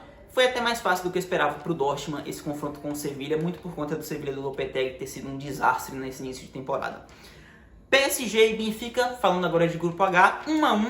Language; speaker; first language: Portuguese; native; Portuguese